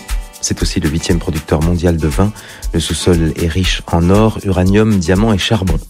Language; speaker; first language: French; native; French